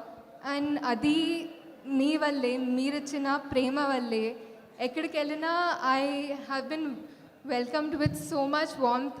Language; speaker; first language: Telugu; non-native, fluent; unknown